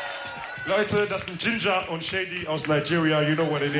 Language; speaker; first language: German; early bilingual, other home language; Wolof